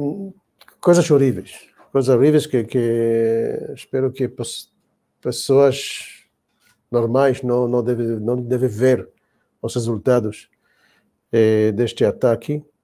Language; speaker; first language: Portuguese; non-native, fluent; Hebrew